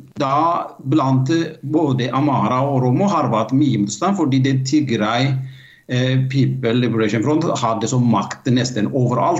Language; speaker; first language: Norwegian; non-native, fluent; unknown